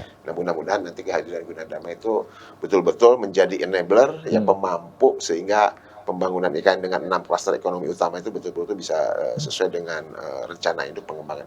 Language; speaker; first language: Indonesian; native; Indonesian